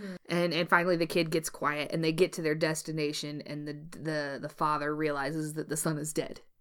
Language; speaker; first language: English; native; English